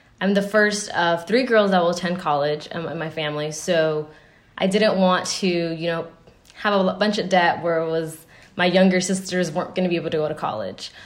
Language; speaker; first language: English; early bilingual, other home language; Spanish